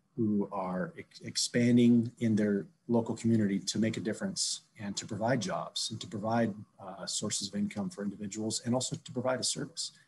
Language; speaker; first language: English; native; English